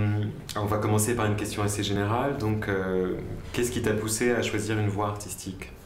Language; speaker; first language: French; native; French